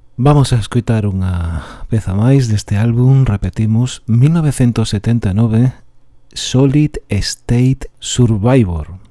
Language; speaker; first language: Galician; non-native, local second language; Spanish